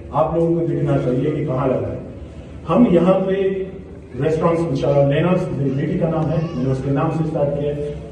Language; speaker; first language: Urdu; early bilingual, heritage; Urdu